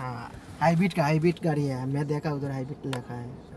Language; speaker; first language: Hindi; non-native, learner; Bangla